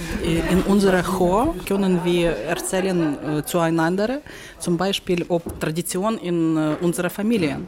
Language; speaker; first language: German; non-native, learner; Ukrainian